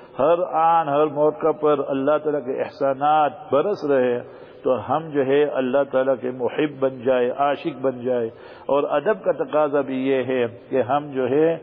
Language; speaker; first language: Urdu; early bilingual, heritage; Urdu